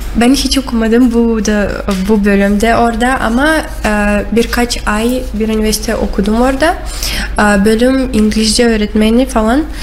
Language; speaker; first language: Turkish; non-native, learner; Russian